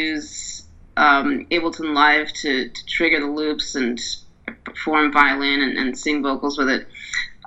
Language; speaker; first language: English; native; English